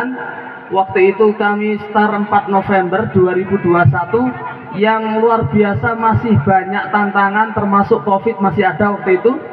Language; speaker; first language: Indonesian; non-native, local second language; Javanese